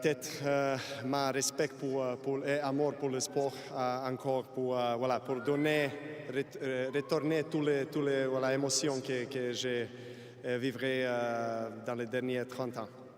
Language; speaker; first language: French; non-native, fluent; Serbian